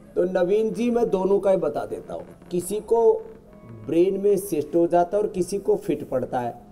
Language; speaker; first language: Hindi; native; Hindi